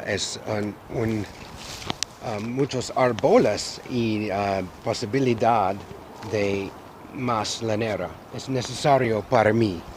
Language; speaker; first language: Spanish; non-native, learner; English